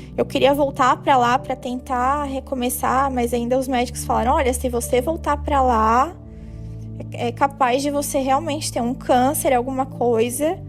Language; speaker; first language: Portuguese; native; Portuguese